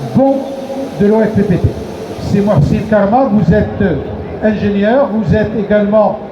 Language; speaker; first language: French; non-native, local second language; Arabic